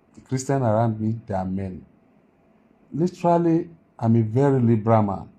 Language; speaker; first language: English; non-native, local second language; Yoruba